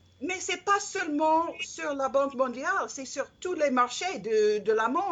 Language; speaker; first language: French; non-native, learner; English